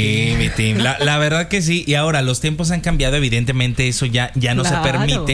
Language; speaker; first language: Spanish; native; Spanish